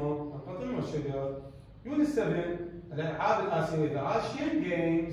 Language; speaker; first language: Arabic; native; Arabic